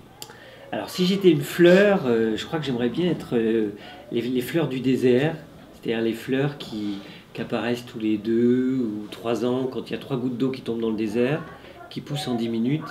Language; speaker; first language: French; native; French